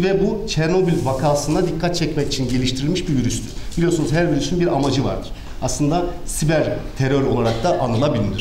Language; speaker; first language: Turkish; native; Turkish